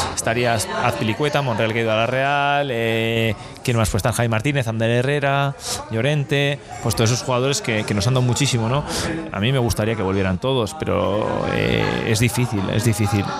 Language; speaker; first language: Spanish; native; Spanish